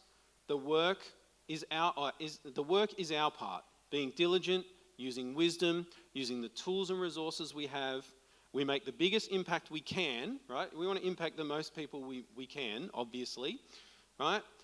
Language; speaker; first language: English; native; English